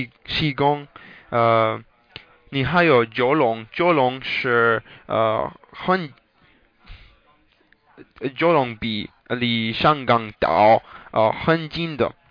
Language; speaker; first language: Chinese; non-native, learner; English